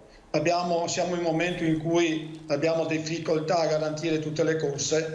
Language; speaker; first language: Italian; native; Italian